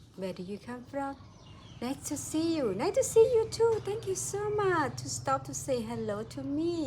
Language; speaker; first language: English; non-native, learner; Thai